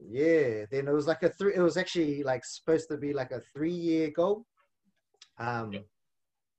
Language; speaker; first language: English; non-native, local second language; Māori